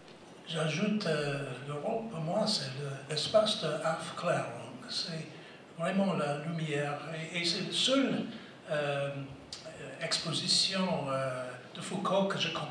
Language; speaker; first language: French; non-native, fluent; English